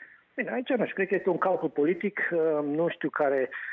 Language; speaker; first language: Romanian; native; Romanian